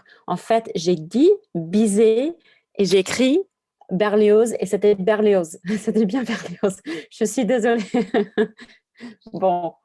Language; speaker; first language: French; non-native, fluent; English